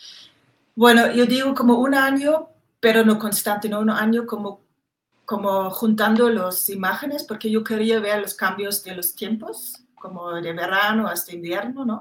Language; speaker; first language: Spanish; non-native, fluent; German